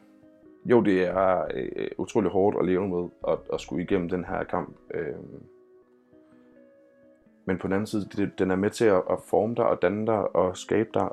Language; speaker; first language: Danish; native; Danish